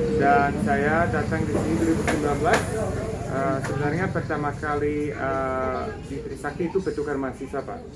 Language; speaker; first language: Indonesian; non-native, fluent; Serbian